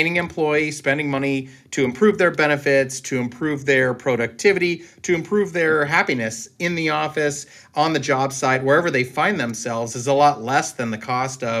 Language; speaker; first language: English; native; English